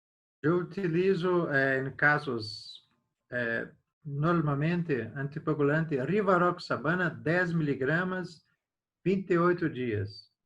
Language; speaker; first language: Spanish; non-native, learner; Portuguese